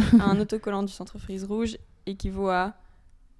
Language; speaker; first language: French; native; French